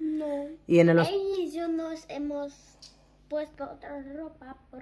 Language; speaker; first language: Spanish; early bilingual, heritage; German